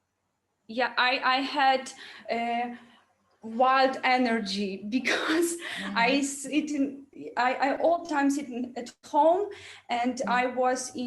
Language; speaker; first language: English; non-native, learner; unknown